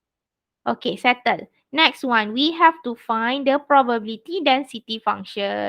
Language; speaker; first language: English; non-native, local second language; Malay